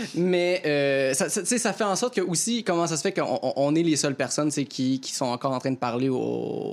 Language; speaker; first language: French; native; French